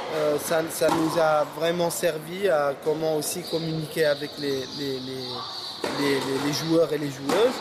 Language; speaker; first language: French; non-native, local second language; Arabic